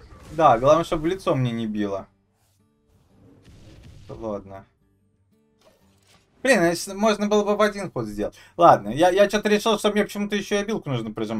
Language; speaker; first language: Russian; native; Russian